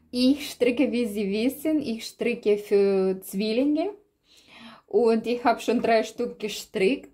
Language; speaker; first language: German; non-native, learner; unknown